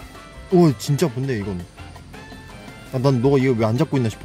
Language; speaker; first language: Korean; native; Korean